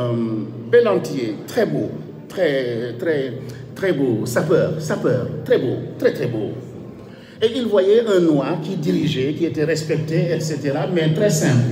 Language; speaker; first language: French; non-native, local second language; Wolof